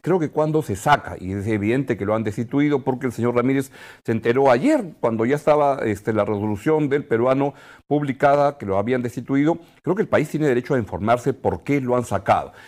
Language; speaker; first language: Spanish; native; Spanish